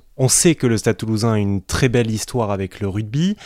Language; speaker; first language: French; native; French